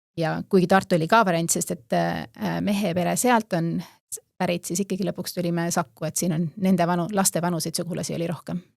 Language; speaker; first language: Estonian; native; Estonian